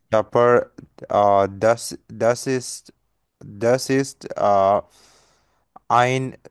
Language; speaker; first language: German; non-native, learner; Bangla